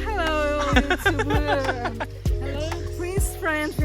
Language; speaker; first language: English; non-native, learner; Portuguese